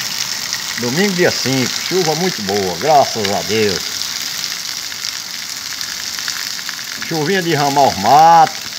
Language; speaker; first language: Portuguese; native; Portuguese